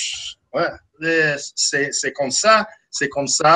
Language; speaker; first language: French; non-native, fluent; English